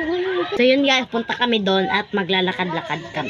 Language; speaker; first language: Filipino; non-native, local second language; Cebuano